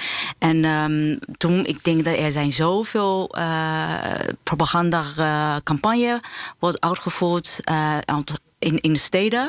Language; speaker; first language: Dutch; non-native, fluent; Chinese